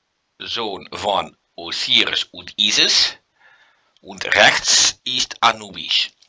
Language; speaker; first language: German; non-native, learner; Dutch